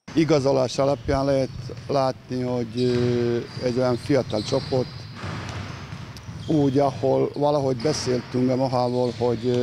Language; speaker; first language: Hungarian; non-native, fluent; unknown